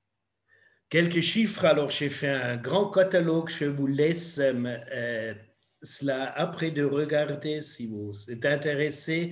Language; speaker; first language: French; non-native, fluent; German